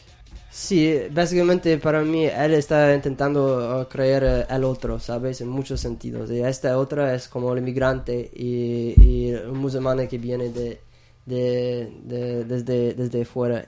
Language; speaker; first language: Spanish; non-native, fluent; English